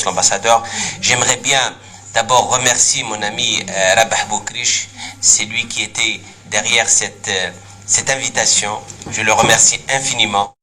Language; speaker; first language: French; non-native, local second language; Arabic